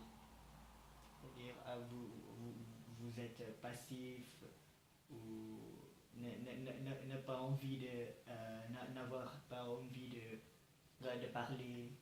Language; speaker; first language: French; non-native, learner; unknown